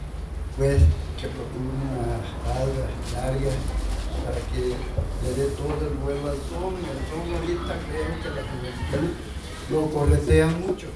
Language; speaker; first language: Spanish; native; Spanish